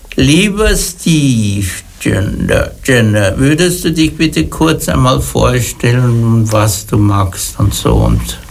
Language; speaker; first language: German; native; German